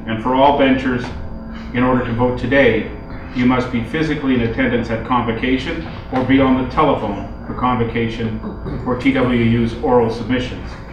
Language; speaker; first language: English; native; English